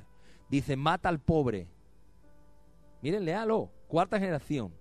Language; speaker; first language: Spanish; native; Spanish